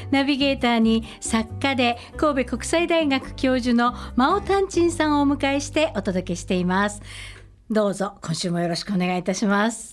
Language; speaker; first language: Japanese; native; Japanese